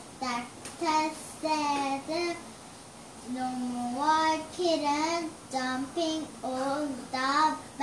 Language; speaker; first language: English; non-native, learner; Korean